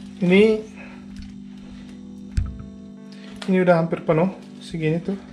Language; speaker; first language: Indonesian; native; Indonesian